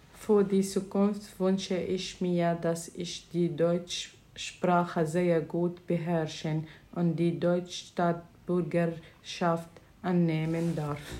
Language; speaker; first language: German; non-native, learner; Arabic